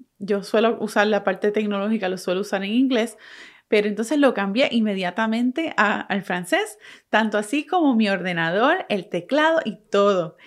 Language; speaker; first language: Spanish; native; Spanish